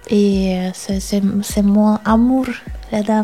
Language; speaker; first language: French; non-native, learner; Russian